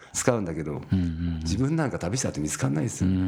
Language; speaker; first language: Japanese; native; Japanese